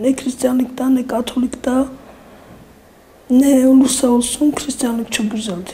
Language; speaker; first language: Turkish; non-native, fluent; Armenian